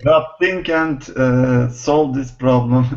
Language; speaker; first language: English; non-native, learner; Turkish